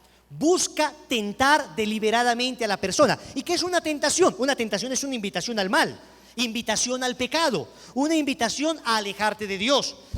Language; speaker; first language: Spanish; native; Spanish